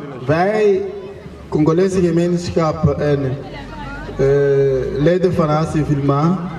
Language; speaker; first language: Dutch; non-native, fluent; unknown